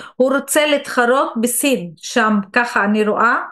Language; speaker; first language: Hebrew; non-native, local second language; Arabic